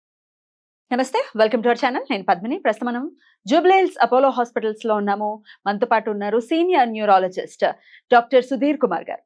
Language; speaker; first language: Telugu; native; Telugu